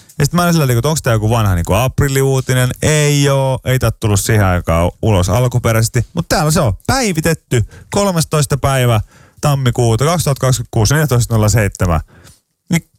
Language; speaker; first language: Finnish; native; Finnish